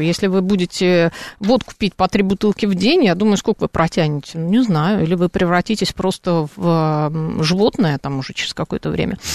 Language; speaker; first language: Russian; native; Russian